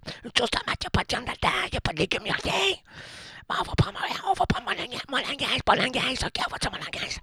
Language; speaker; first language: French; native; French